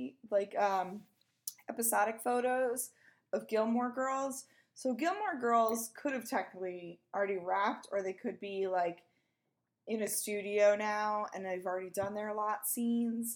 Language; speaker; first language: English; native; English